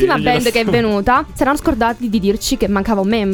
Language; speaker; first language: Italian; native; Italian